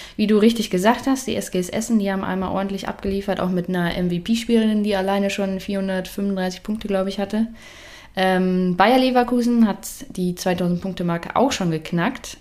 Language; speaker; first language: German; native; German